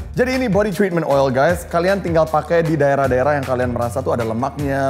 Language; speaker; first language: Indonesian; native; Indonesian